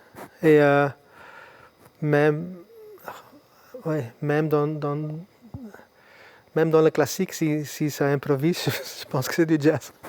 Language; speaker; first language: French; non-native, local second language; Dutch